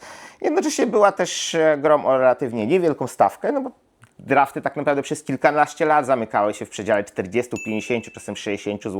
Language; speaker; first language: Polish; native; Polish